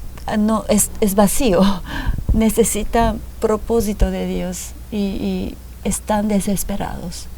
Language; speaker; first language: Spanish; non-native, fluent; Japanese